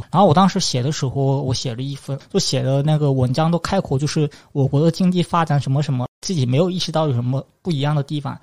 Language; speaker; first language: Chinese; non-native, fluent; Korean